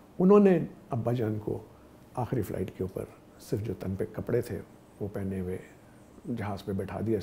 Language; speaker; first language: Urdu; native; Urdu